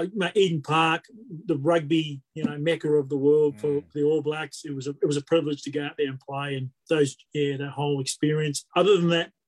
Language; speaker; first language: English; native; English